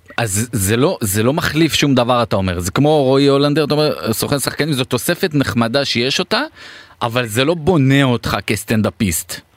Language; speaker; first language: Hebrew; native; Hebrew